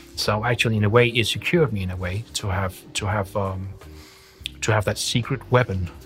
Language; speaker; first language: English; non-native, fluent; Danish